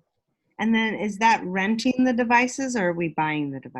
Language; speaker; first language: English; native; English